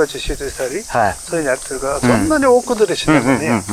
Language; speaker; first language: Japanese; native; Japanese